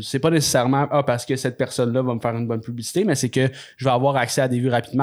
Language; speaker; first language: French; native; French